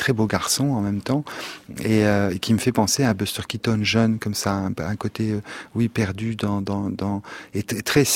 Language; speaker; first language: French; native; French